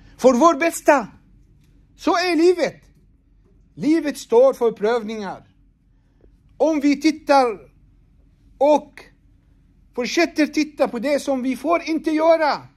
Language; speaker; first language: Swedish; non-native, fluent; Arabic